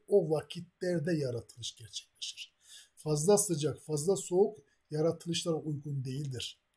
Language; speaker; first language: Turkish; native; Turkish